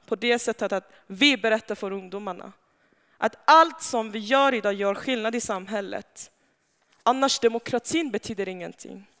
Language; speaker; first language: Swedish; non-native, fluent; Persian